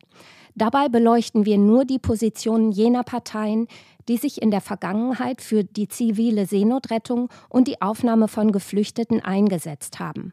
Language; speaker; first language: German; native; German